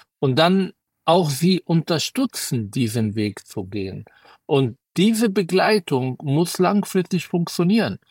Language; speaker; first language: German; non-native, fluent; Arabic